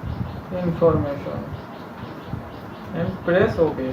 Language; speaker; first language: English; non-native, local second language; Bangla